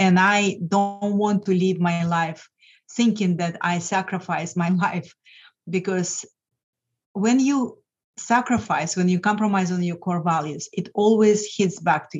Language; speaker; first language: English; non-native, fluent; Lithuanian